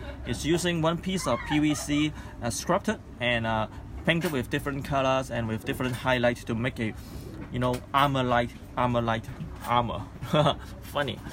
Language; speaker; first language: English; non-native, local second language; Cantonese